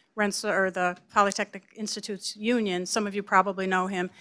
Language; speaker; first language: English; native; English